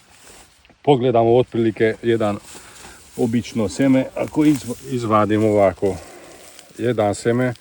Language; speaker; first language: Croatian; non-native, local second language; Hungarian